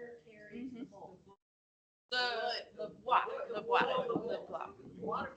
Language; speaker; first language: French; non-native, fluent; English